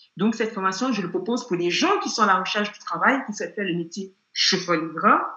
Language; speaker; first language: French; non-native, fluent; Yoruba